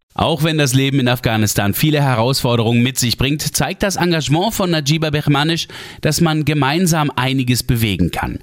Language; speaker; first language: German; native; German